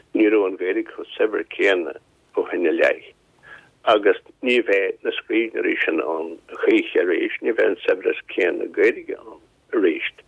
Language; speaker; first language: Irish; non-native, local second language; English